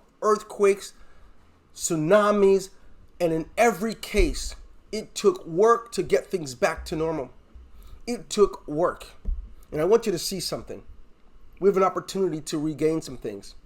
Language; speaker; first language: English; native; English